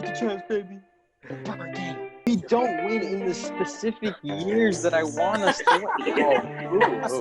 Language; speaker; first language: English; native; English